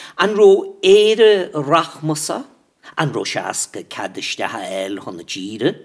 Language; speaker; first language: Irish; native; Irish